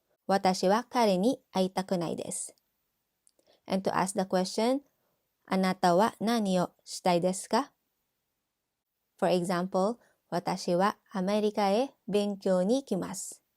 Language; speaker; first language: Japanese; non-native, fluent; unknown